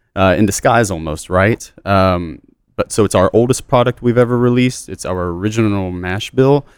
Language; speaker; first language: English; native; English